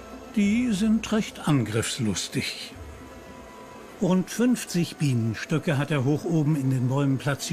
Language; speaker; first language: German; native; German